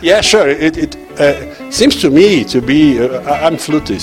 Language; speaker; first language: English; non-native, learner; Portuguese